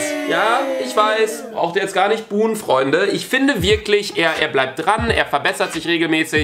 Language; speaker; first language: German; native; German